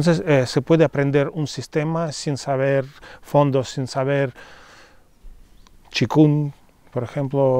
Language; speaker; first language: Spanish; non-native, fluent; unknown